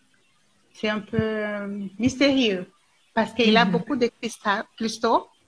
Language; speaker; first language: French; non-native, learner; Portuguese